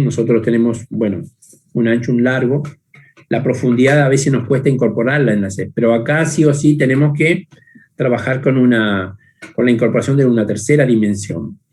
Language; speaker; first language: Spanish; native; Spanish